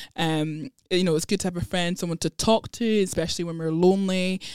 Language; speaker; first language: English; non-native, local second language; Akan